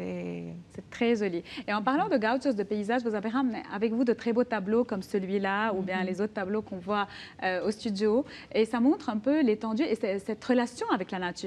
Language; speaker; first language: French; non-native, local second language; Arabic